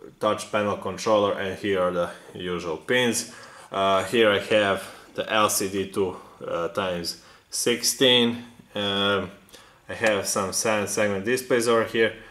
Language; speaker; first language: English; non-native, fluent; Serbian